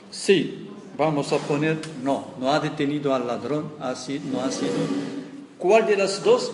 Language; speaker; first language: Spanish; non-native, fluent; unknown